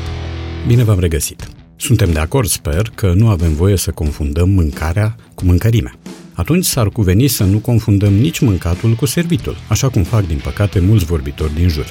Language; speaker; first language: Romanian; native; Romanian